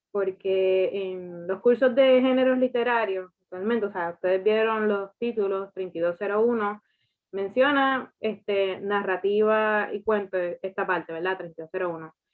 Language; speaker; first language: Spanish; early bilingual, heritage; Spanish